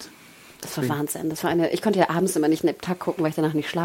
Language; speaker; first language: German; native; German